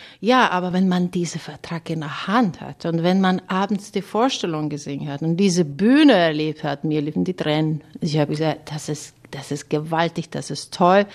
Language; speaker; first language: German; non-native, fluent; Bulgarian